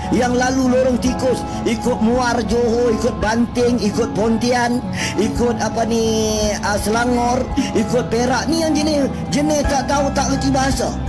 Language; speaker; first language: Malay; native; Malay